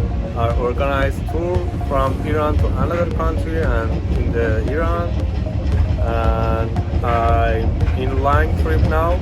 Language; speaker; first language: English; non-native, learner; Persian